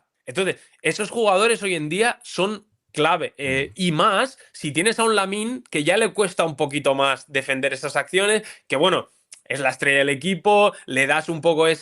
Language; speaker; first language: Spanish; native; Spanish